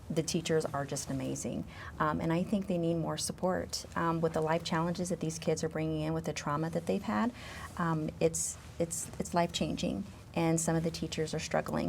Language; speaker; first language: English; native; English